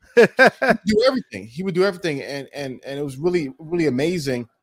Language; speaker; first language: English; early bilingual, other home language; Yoruba